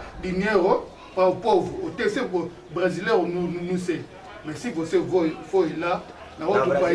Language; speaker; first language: Portuguese; non-native, learner; Lingala